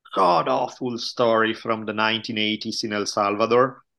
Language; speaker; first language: English; non-native, fluent; Italian